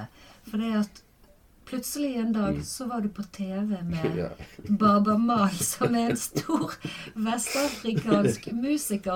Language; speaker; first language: Norwegian; native; Norwegian